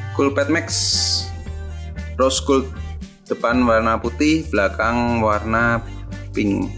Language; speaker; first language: Indonesian; native; Indonesian